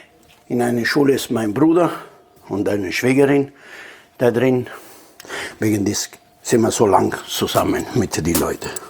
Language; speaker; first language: German; non-native, fluent; Italian